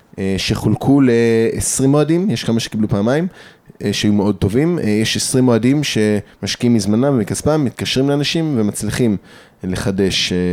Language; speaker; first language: Hebrew; early bilingual, other home language; English